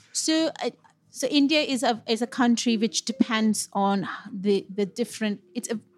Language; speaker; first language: English; non-native, local second language; Punjabi